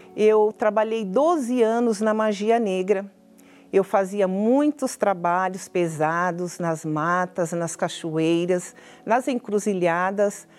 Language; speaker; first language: Portuguese; native; Portuguese